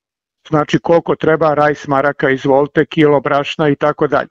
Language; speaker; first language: Serbian; native; Serbian